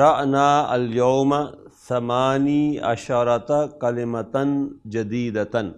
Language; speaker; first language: Arabic; non-native, fluent; Urdu